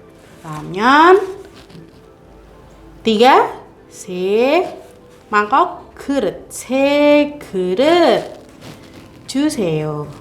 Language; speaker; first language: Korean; non-native, fluent; Indonesian